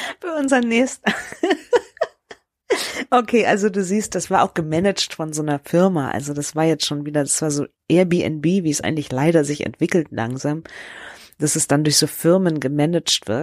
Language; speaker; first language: German; native; German